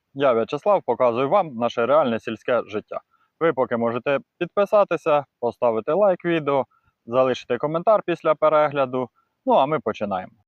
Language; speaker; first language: Ukrainian; non-native, local second language; Russian